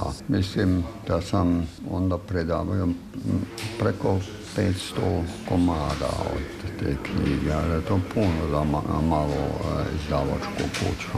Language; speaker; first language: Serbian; non-native, fluent; German